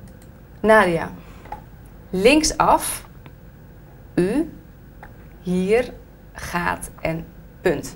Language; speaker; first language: Dutch; native; Dutch